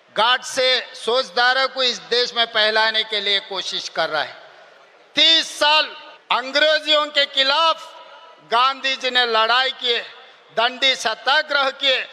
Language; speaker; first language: Hindi; non-native, local second language; Telugu